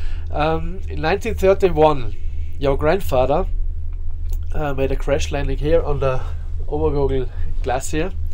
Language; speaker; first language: English; non-native, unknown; German